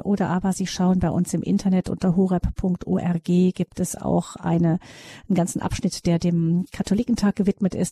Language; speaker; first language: German; native; German